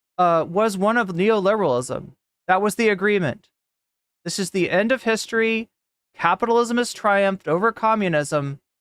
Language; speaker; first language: English; native; English